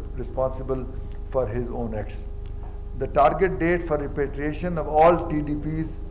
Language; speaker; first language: English; non-native, local second language; Urdu